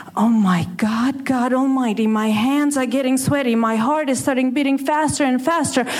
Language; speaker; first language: English; non-native, fluent; Russian